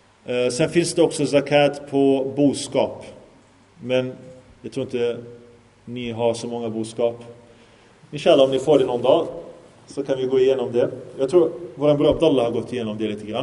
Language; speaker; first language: Swedish; early bilingual, other home language; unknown